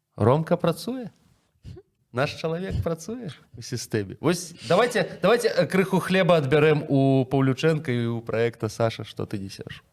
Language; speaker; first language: Belarusian; native; Belarusian